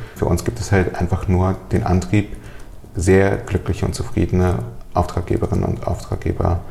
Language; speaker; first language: German; early bilingual, other home language; Russian